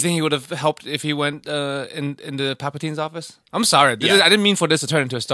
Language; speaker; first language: English; native; English